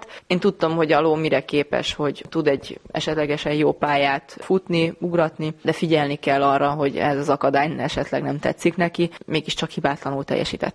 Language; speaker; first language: Hungarian; native; Hungarian